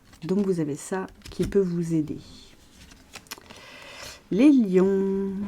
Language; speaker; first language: French; native; French